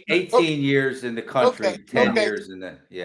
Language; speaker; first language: English; native; English